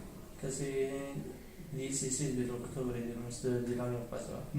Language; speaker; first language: Spanish; non-native, learner; Arabic